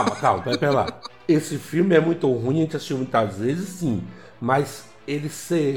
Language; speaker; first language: Portuguese; native; Portuguese